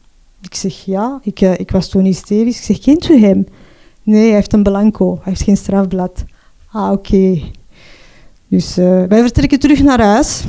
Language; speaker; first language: Dutch; non-native, local second language; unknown